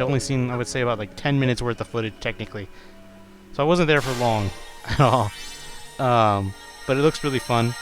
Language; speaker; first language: English; native; English